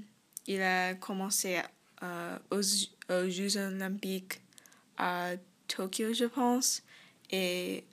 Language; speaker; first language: French; non-native, learner; English